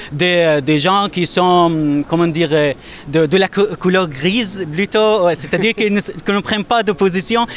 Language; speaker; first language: French; non-native, fluent; Arabic